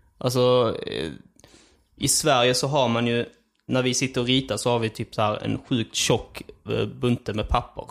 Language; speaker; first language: Swedish; early bilingual, other home language; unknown